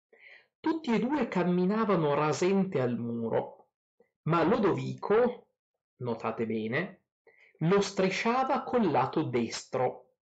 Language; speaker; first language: Italian; native; Italian